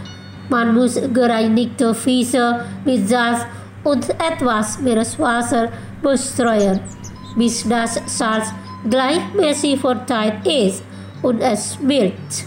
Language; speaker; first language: German; non-native, fluent; Indonesian